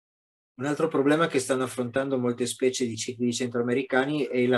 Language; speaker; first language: Italian; native; Italian